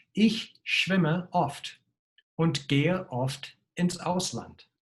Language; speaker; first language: German; non-native, fluent; English